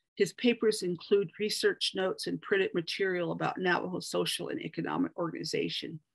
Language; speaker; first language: English; native; English